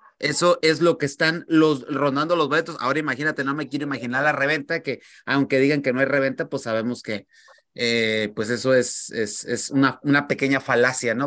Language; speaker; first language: Spanish; native; Spanish